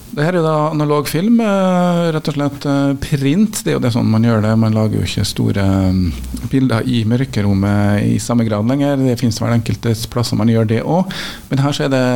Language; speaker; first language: Norwegian; native; Norwegian